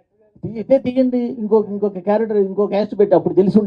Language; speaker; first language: Telugu; native; Telugu